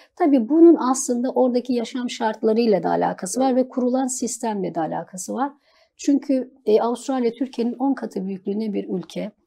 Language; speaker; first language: Turkish; native; Turkish